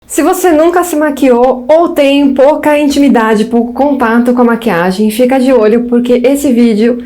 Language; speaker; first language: Portuguese; native; Portuguese